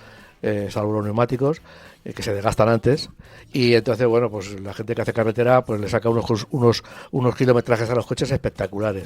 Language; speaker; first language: Spanish; native; Spanish